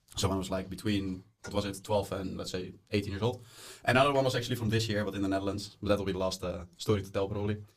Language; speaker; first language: English; non-native, fluent; Dutch